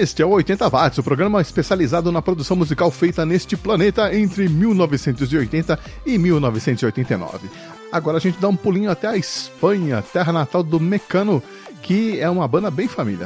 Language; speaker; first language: Portuguese; native; Portuguese